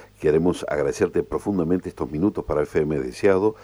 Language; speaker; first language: Spanish; native; Spanish